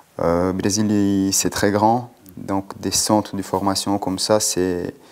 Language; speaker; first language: French; non-native, fluent; Portuguese